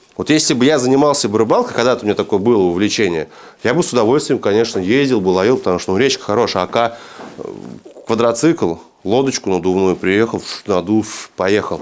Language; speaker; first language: Russian; native; Russian